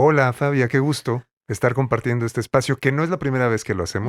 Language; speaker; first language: Spanish; native; Spanish